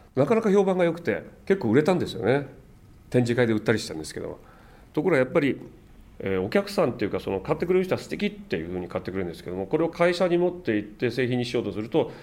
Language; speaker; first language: Japanese; native; Japanese